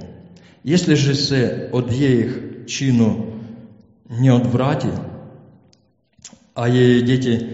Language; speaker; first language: Czech; non-native, learner; Ukrainian